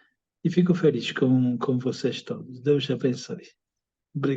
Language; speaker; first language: Portuguese; non-native, fluent; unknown